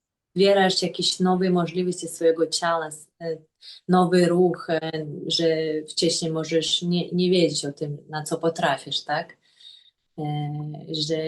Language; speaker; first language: Polish; non-native, fluent; Russian